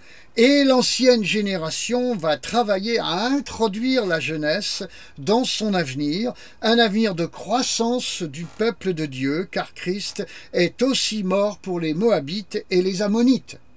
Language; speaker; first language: French; native; French